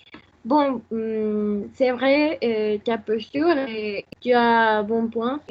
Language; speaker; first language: French; non-native, learner; Spanish